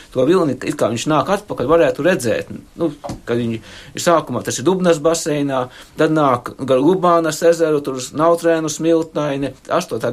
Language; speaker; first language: Latvian; native; Latvian